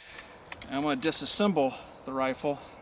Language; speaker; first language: English; native; English